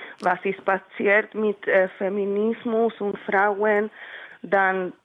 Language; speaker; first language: German; non-native, learner; Spanish